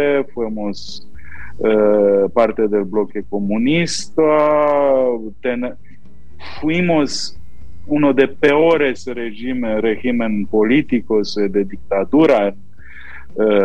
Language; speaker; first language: Spanish; non-native, fluent; Romanian